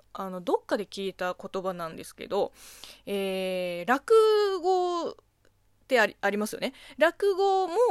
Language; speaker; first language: Japanese; non-native, fluent; Chinese